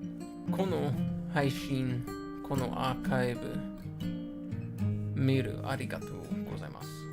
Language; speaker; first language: Japanese; non-native, learner; English